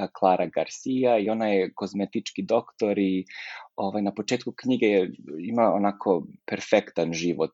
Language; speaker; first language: Serbian; early bilingual, heritage; Serbian